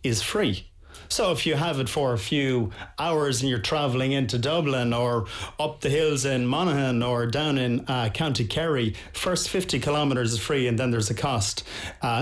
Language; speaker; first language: English; native; English